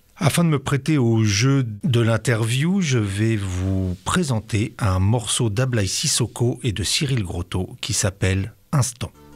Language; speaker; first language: French; native; French